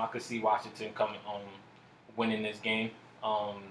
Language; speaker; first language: English; native; English